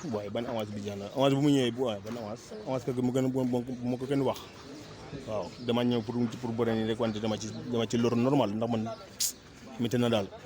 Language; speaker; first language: Wolof; native; Wolof